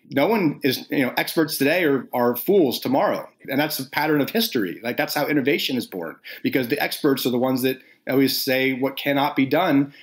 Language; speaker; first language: English; native; English